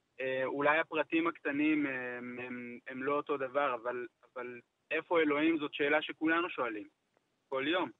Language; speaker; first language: Hebrew; native; Hebrew